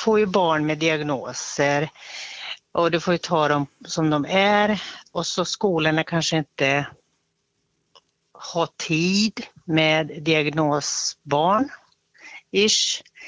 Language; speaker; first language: Swedish; native; Swedish